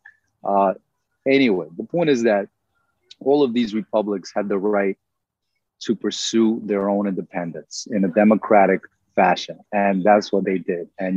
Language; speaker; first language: English; non-native, fluent; Russian